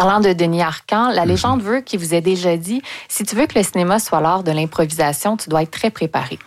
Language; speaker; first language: French; native; French